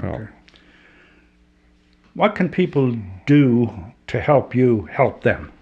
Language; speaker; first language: English; native; English